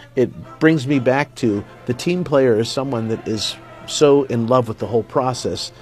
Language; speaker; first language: English; native; English